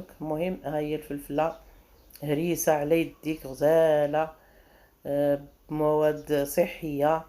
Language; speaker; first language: Arabic; native; Arabic